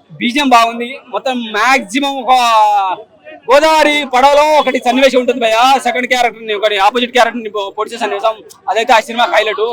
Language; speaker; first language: Telugu; native; Telugu